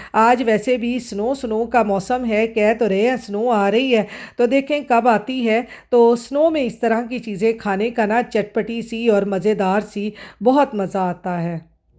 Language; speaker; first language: Urdu; non-native, local second language; Punjabi